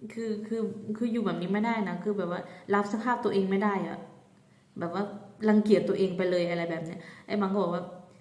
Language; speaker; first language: Thai; native; Thai